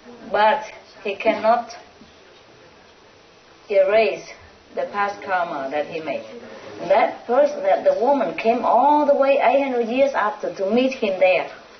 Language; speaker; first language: English; non-native, fluent; Vietnamese